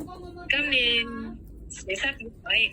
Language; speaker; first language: Cantonese; non-native, learner; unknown